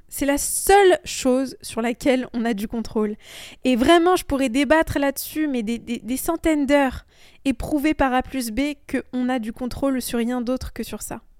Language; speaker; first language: French; early bilingual, other home language; Persian